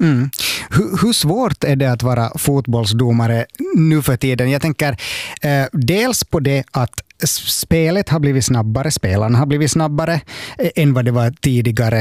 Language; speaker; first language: Swedish; native; Swedish